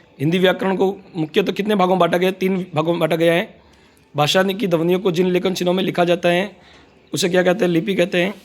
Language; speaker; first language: Hindi; native; Hindi